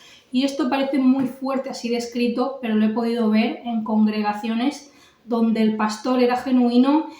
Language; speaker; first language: Spanish; native; Spanish